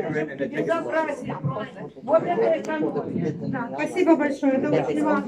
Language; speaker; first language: Russian; native; Russian